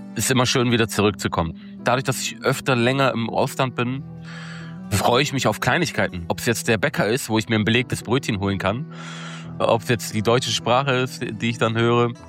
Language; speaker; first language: German; early bilingual, other home language; Turkish